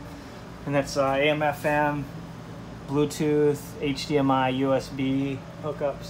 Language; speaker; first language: English; native; English